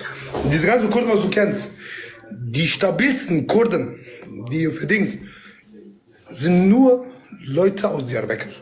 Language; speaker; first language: German; non-native, local second language; Kurdish